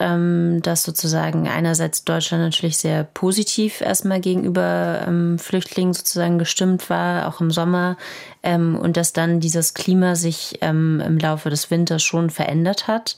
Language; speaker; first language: German; native; German